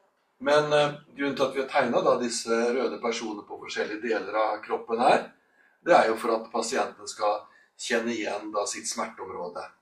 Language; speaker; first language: Norwegian; native; Norwegian